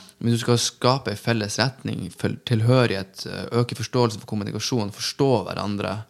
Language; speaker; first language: Norwegian; native; Norwegian